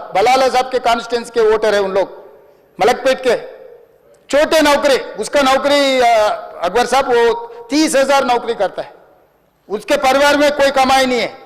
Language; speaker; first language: Hindi; non-native, local second language; Telugu